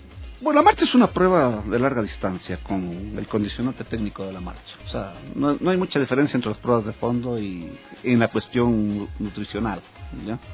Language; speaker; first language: Spanish; native; Spanish